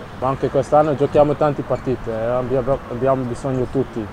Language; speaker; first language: Italian; non-native, learner; Dutch